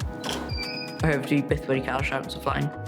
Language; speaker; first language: Welsh; non-native, local second language; English